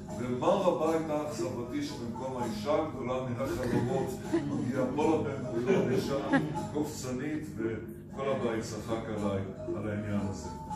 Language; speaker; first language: Hebrew; early bilingual, other home language; Arabic